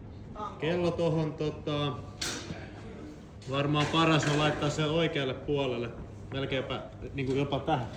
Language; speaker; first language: Finnish; native; Finnish